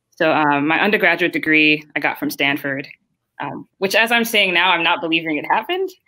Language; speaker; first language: English; early bilingual, other home language; Haitian Creole